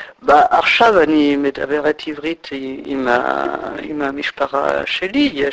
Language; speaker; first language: Hebrew; non-native, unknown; French